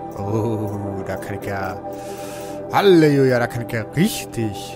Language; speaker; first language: German; native; German